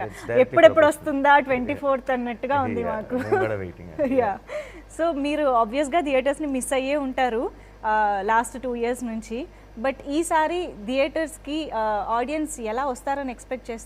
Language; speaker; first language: Telugu; native; Telugu